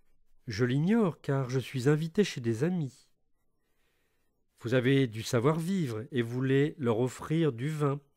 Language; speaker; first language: French; native; French